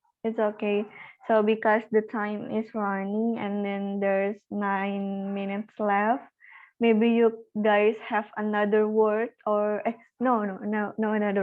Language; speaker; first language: English; non-native, learner; Indonesian